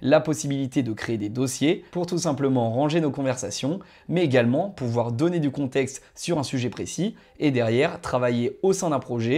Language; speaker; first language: French; native; French